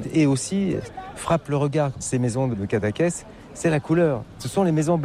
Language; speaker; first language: French; native; French